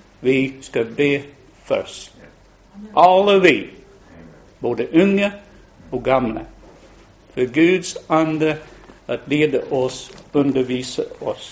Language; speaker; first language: Swedish; non-native, fluent; English